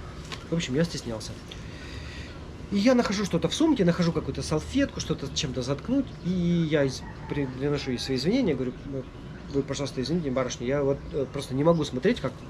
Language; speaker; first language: Russian; native; Russian